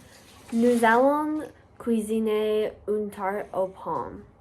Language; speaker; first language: French; non-native, learner; English